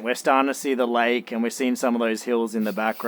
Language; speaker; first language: English; native; English